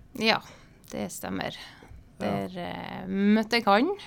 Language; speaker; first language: Norwegian; native; Norwegian